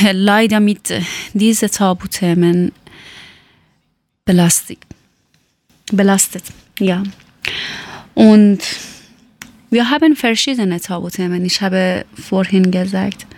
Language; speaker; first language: German; non-native, learner; Persian